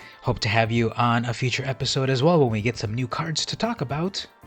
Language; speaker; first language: English; native; English